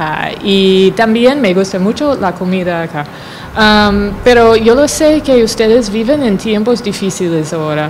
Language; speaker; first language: Spanish; non-native, fluent; English